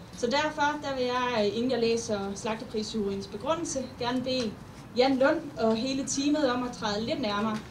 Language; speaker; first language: Danish; native; Danish